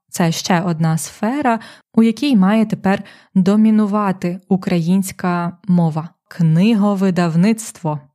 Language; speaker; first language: Ukrainian; native; Ukrainian